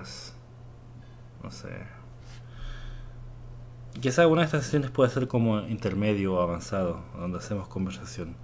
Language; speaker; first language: Spanish; non-native, fluent; Korean